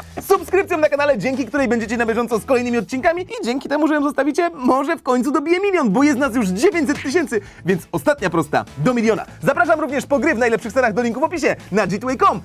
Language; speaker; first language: Polish; native; Polish